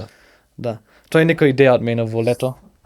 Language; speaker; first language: Macedonian; non-native, learner; German